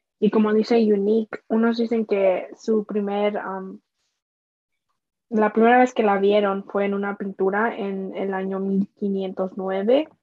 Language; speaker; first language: Spanish; early bilingual, heritage; Spanish